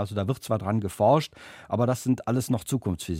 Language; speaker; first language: German; native; German